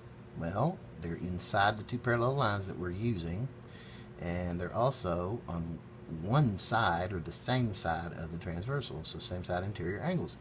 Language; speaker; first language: English; native; English